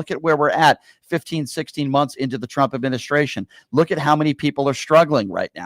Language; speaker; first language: English; native; English